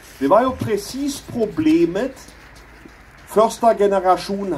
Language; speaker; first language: Swedish; non-native, learner; German